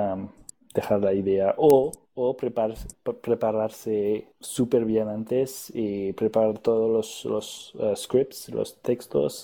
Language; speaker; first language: Spanish; non-native, fluent; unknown